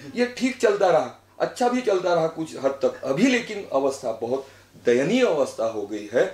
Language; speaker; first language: Hindi; non-native, local second language; Marathi